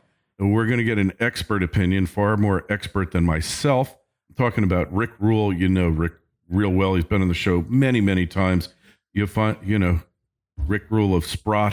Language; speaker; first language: English; native; English